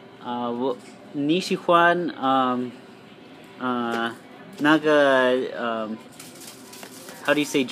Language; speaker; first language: Chinese; non-native, learner; Spanish